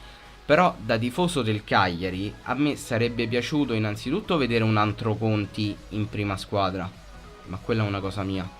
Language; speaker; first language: Italian; native; Italian